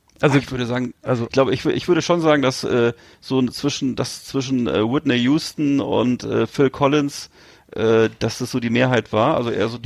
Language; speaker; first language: German; native; German